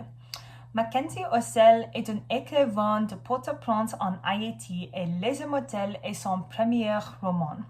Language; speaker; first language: French; non-native, learner; English